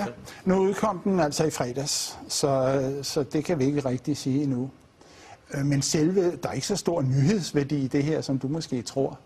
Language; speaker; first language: Danish; native; Danish